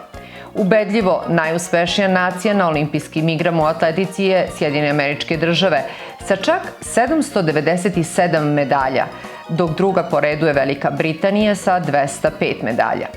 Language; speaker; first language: Serbian; native; Serbian